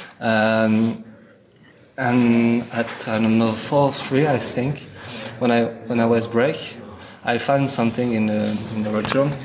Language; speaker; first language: English; non-native, learner; French